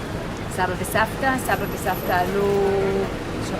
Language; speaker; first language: Hebrew; early bilingual, heritage; Hebrew